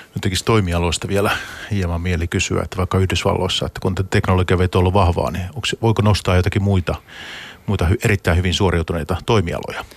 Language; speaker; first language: Finnish; native; Finnish